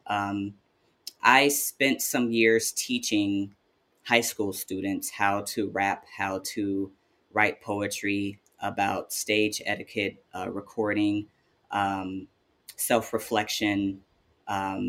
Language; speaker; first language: English; native; English